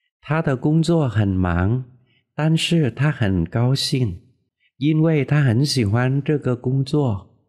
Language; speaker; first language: Chinese; non-native, fluent; Vietnamese